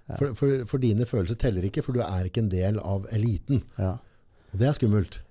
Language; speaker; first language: Norwegian; native; Norwegian